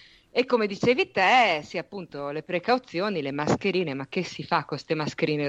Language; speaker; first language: Italian; native; Italian